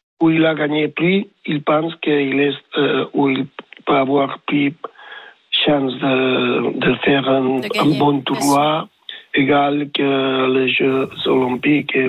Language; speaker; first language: French; non-native, learner; Spanish